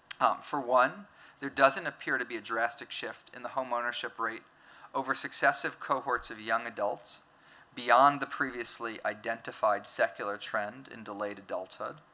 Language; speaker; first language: English; native; English